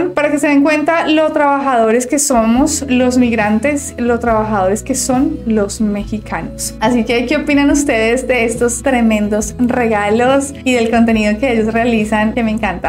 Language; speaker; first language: Spanish; native; Spanish